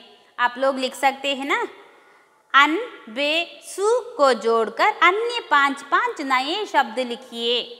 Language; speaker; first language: Hindi; non-native, local second language; Kannada